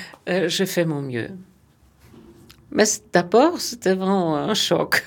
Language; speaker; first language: French; non-native, fluent; German